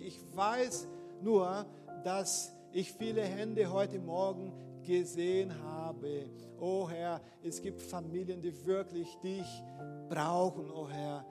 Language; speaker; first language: German; non-native, fluent; Portuguese